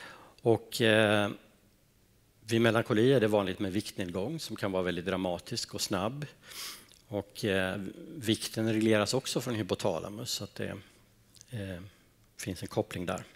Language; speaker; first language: Swedish; native; Swedish